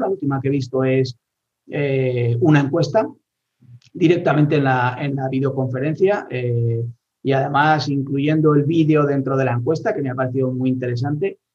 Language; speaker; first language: Spanish; native; Spanish